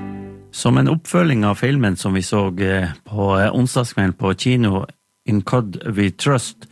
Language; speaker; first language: Norwegian; native; Norwegian